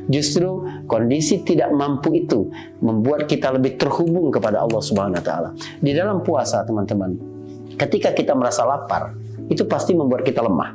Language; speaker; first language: Indonesian; native; Indonesian